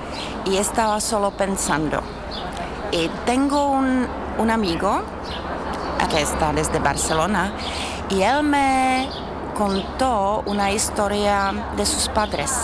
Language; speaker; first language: Spanish; non-native, learner; Czech